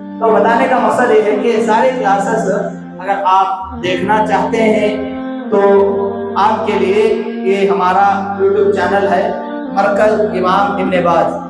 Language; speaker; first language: Urdu; native; Urdu